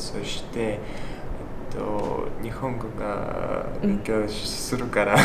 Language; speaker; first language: Japanese; non-native, learner; Russian